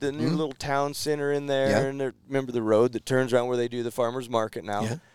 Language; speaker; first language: English; native; English